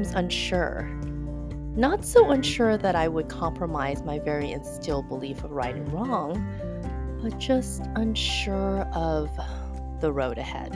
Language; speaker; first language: English; early bilingual, other home language; Chinese